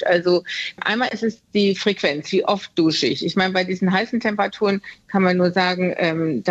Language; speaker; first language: German; native; German